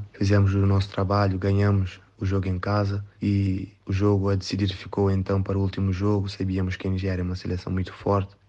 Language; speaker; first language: Portuguese; non-native, local second language; Kabuverdianu